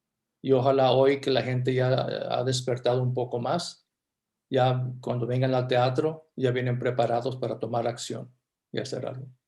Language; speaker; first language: Spanish; early bilingual, heritage; Spanish